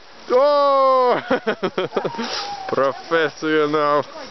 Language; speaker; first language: Russian; non-native, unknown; English